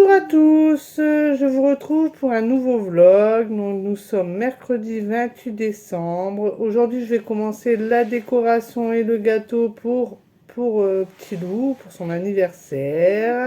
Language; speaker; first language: French; native; French